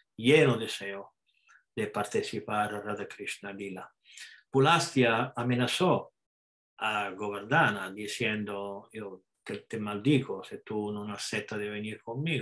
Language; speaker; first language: Spanish; non-native, fluent; Italian